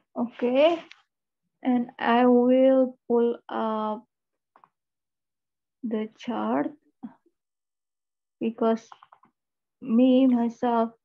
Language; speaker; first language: English; non-native, fluent; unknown